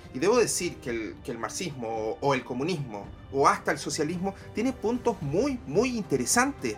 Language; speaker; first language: Spanish; native; Spanish